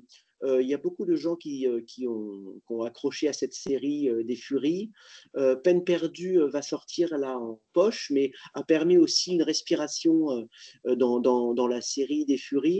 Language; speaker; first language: French; native; French